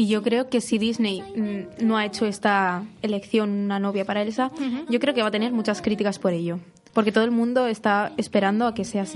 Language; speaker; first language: Spanish; native; Spanish